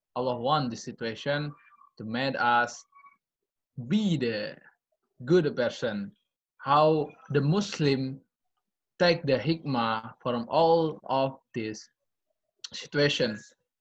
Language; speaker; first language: English; non-native, learner; Indonesian